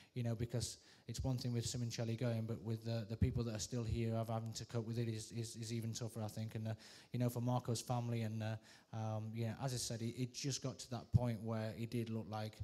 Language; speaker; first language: English; native; English